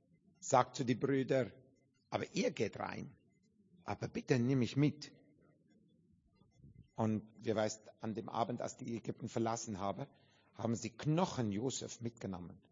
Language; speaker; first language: German; non-native, learner; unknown